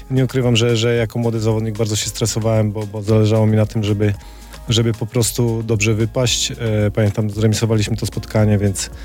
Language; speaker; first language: Polish; native; Polish